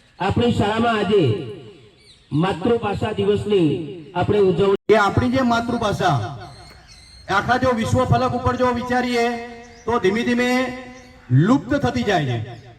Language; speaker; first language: Gujarati; native; Gujarati